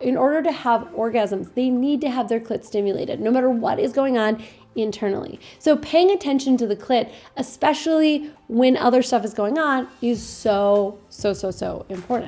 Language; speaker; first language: English; native; English